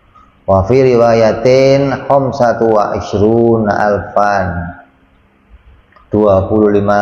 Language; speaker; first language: Arabic; non-native, fluent; Indonesian